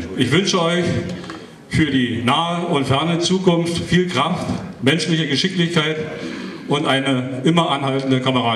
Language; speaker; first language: German; native; German